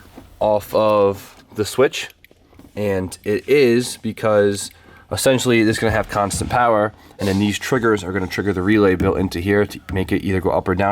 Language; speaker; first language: English; native; English